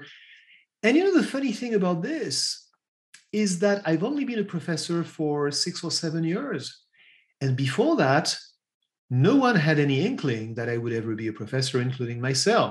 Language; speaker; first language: English; non-native, fluent; French